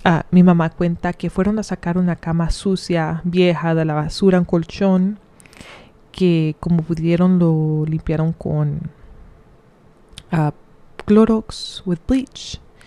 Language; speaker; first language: Spanish; early bilingual, heritage; Spanish